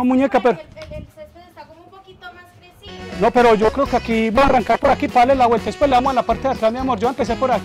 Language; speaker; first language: Spanish; native; Spanish